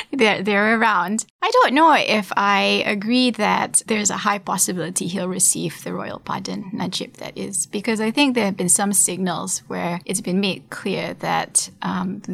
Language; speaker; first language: English; non-native, local second language; Malay